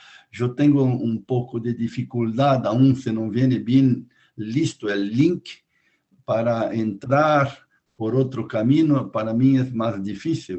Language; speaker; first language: Spanish; non-native, fluent; Portuguese